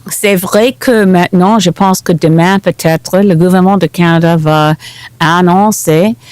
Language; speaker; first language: French; non-native, local second language; English